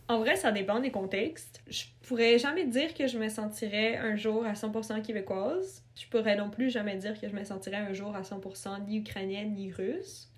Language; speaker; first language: French; early bilingual, other home language; Russian